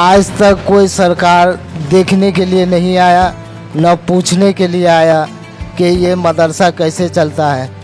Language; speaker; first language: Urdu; non-native, local second language; Bangla